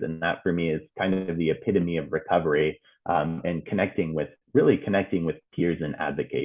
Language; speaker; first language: English; native; English